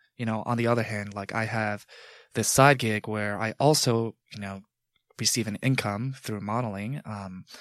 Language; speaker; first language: English; native; English